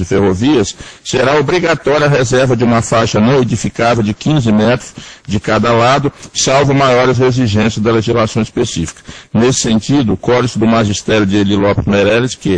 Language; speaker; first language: Portuguese; native; Portuguese